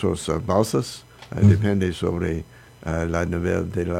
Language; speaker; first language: Spanish; non-native, learner; English